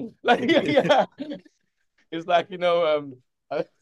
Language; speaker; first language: English; native; English